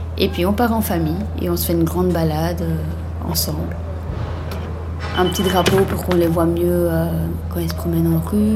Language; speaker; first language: French; native; French